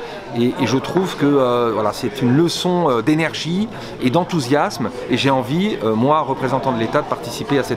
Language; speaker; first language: French; native; French